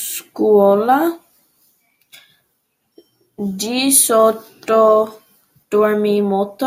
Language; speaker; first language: Italian; non-native, learner; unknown